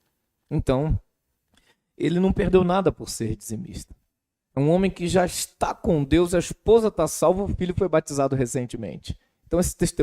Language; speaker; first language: Portuguese; native; Portuguese